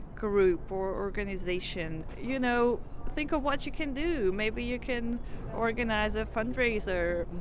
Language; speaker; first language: English; non-native, fluent; Russian